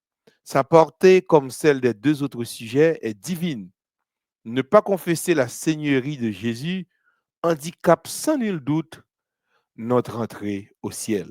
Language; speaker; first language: French; non-native, local second language; Haitian Creole